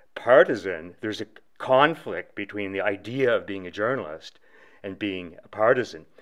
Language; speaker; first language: English; native; English